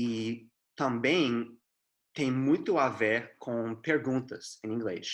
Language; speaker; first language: Portuguese; non-native, fluent; English